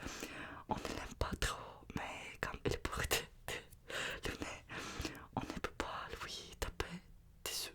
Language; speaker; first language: French; non-native, learner; Russian